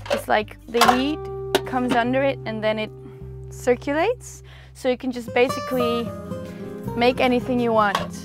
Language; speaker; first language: English; non-native, fluent; Dutch